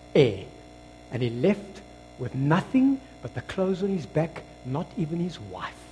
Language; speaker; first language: English; non-native, local second language; Afrikaans